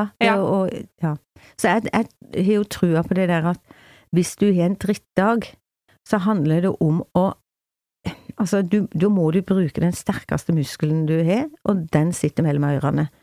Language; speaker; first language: Norwegian; native; Norwegian